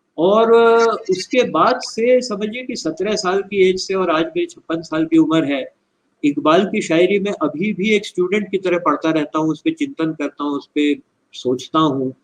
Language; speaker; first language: Hindi; native; Hindi